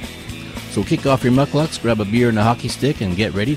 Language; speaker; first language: English; native; English